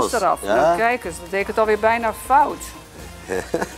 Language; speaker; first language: Dutch; native; Dutch